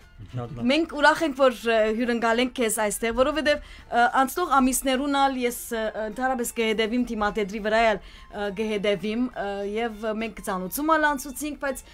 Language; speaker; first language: Armenian; early bilingual, heritage; Armenian